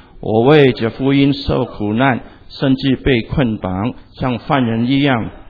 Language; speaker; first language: Chinese; non-native, local second language; Cantonese